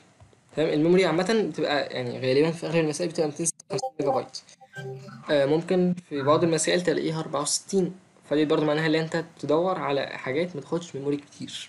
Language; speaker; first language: Arabic; native; Arabic